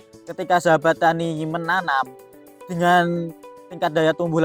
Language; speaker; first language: Indonesian; native; Indonesian